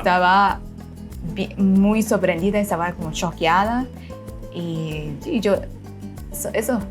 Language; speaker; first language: Spanish; non-native, fluent; Thai